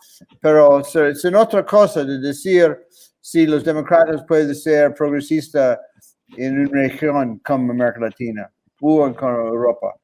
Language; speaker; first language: Spanish; non-native, fluent; English